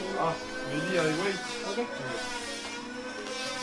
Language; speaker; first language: English; non-native, learner; French